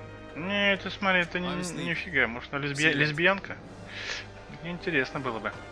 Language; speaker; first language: Russian; native; Russian